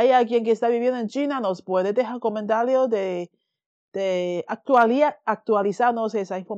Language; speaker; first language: Spanish; non-native, fluent; Chinese